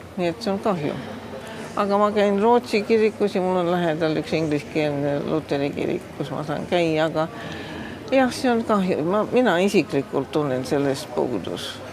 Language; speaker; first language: Estonian; early bilingual, heritage; Estonian